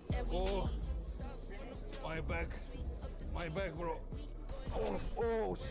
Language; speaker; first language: English; non-native, learner; Russian